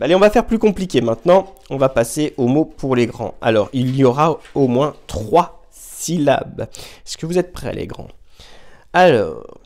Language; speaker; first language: French; native; French